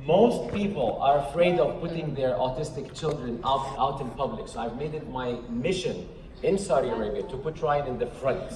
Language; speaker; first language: English; non-native, fluent; Arabic